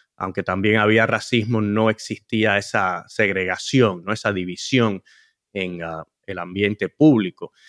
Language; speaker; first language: Spanish; early bilingual, heritage; Spanish